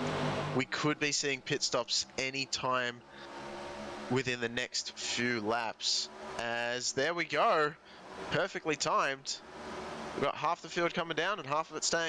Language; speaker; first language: English; native; English